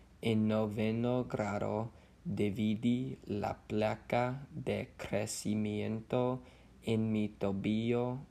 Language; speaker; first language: Spanish; non-native, learner; English